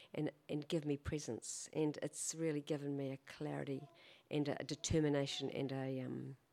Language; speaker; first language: English; native; English